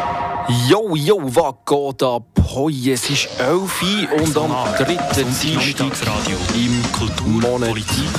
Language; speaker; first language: German; native; German